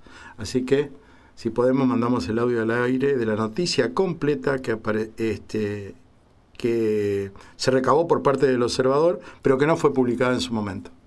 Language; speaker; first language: Spanish; native; Spanish